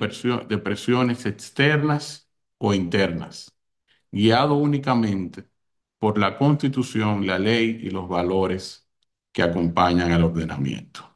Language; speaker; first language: Spanish; native; Spanish